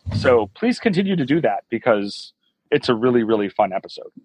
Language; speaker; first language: English; native; English